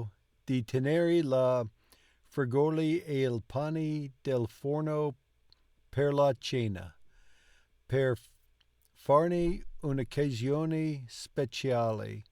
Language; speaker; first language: Italian; non-native, learner; English